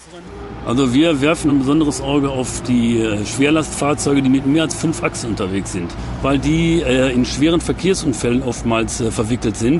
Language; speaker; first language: German; native; German